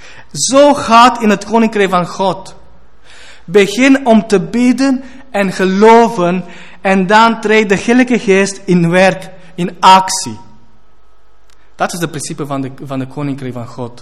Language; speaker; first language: Dutch; non-native, fluent; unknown